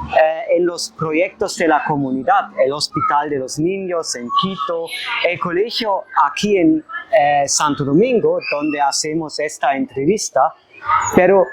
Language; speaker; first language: Spanish; non-native, fluent; German